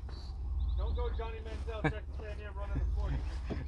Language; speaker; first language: English; native; English